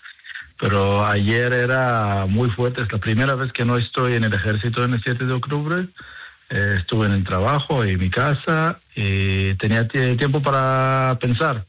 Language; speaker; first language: Spanish; non-native, learner; Hebrew